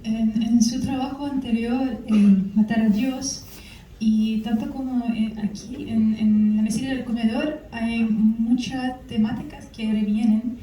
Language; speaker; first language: Spanish; non-native, fluent; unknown